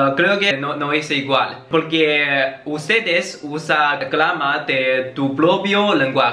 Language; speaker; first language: Spanish; non-native, learner; Chinese